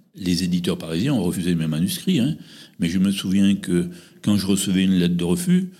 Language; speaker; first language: French; native; French